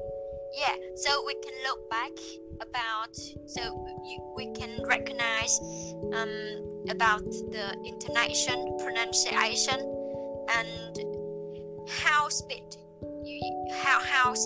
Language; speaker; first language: English; non-native, learner; Vietnamese